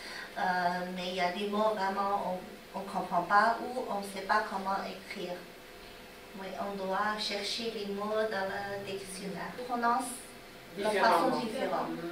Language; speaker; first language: French; non-native, learner; Chinese